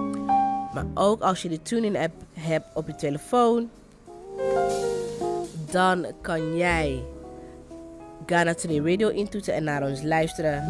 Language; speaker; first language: Dutch; non-native, fluent; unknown